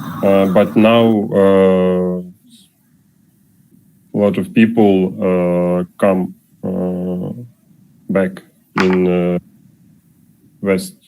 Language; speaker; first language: English; non-native, learner; Russian